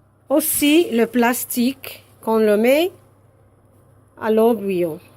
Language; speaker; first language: French; non-native, local second language; Arabic